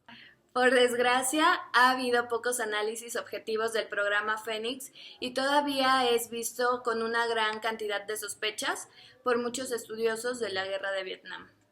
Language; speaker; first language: Spanish; native; Spanish